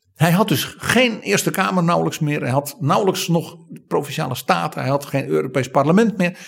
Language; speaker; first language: Dutch; native; Dutch